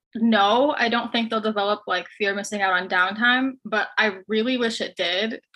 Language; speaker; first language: English; native; English